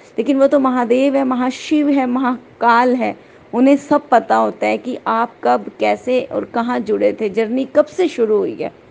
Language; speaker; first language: Hindi; native; Hindi